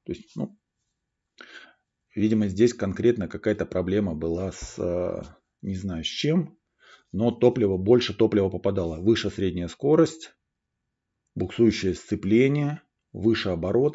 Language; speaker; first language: Russian; native; Russian